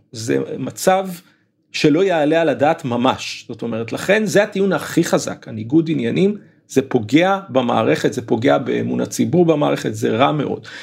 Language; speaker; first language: Hebrew; native; Hebrew